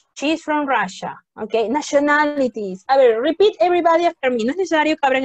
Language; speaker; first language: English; non-native, fluent; Spanish